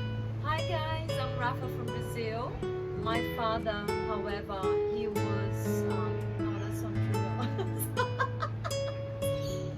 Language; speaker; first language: English; non-native, fluent; Portuguese